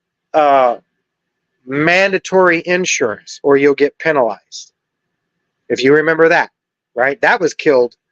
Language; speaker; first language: English; native; English